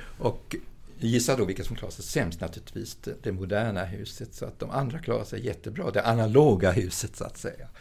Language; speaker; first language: Swedish; early bilingual, other home language; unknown